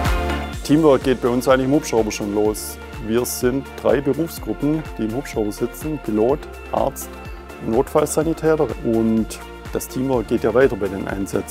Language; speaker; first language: German; native; German